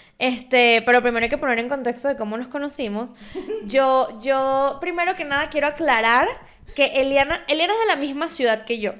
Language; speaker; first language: Spanish; native; Spanish